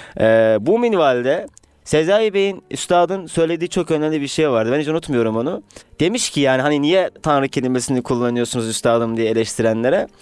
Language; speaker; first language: Turkish; native; Turkish